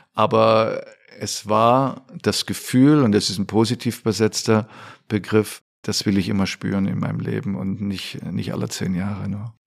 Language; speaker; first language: German; native; German